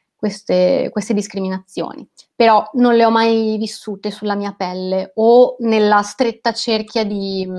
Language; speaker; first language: Italian; native; Italian